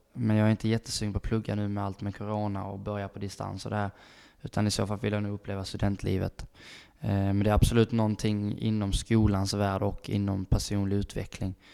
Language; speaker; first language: Swedish; native; Swedish